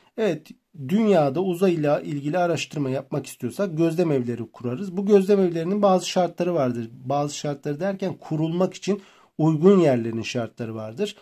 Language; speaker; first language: Turkish; native; Turkish